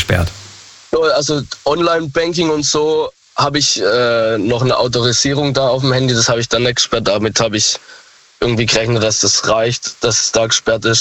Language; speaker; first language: German; native; German